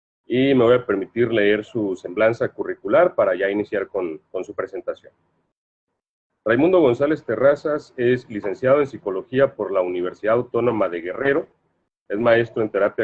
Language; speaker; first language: Spanish; native; Spanish